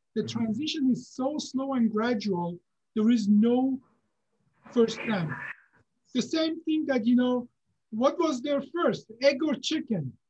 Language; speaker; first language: English; non-native, fluent; Persian